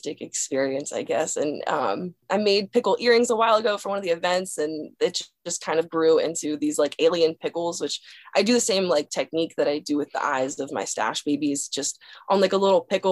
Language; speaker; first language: English; native; English